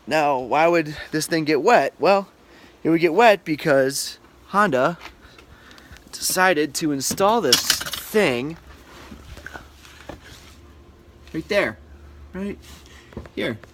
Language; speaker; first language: English; native; English